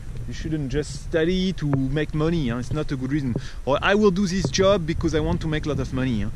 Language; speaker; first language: English; non-native, fluent; French